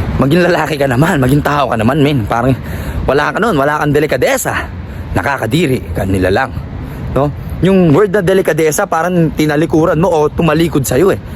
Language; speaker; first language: Filipino; non-native, local second language; Pampanga